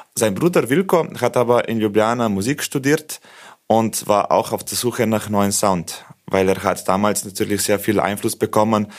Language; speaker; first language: German; non-native, fluent; Slovenian